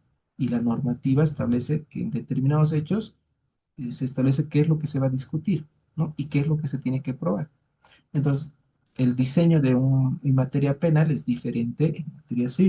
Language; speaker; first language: Spanish; native; Spanish